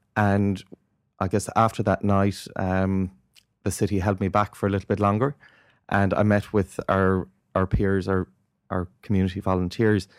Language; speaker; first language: English; native; English